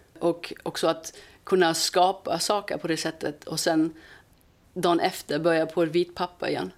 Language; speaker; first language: Swedish; non-native, fluent; German